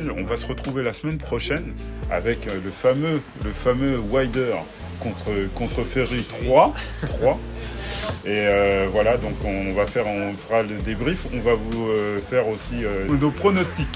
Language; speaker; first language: French; native; French